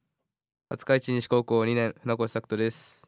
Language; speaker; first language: Japanese; native; Japanese